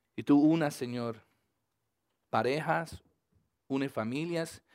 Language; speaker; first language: Spanish; early bilingual, heritage; Spanish